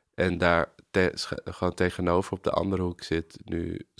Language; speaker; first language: Dutch; native; Dutch